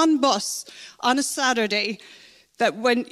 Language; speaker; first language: English; native; English